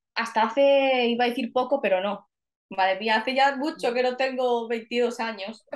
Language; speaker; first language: Spanish; native; Spanish